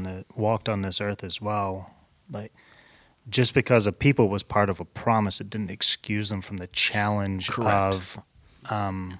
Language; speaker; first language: English; native; English